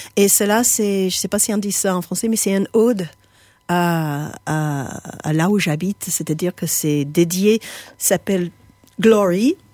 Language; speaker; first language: French; non-native, fluent; English